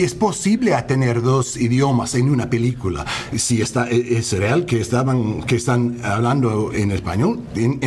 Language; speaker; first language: Spanish; early bilingual, heritage; English